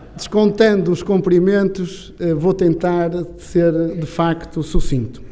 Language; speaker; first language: Portuguese; native; Portuguese